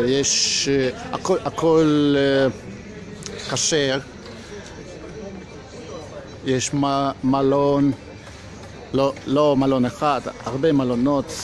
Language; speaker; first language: Hebrew; non-native, fluent; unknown